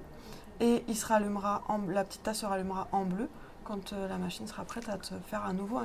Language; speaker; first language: French; native; French